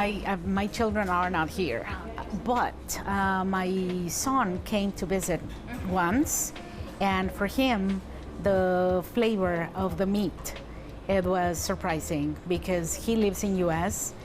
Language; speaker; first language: English; non-native, fluent; Spanish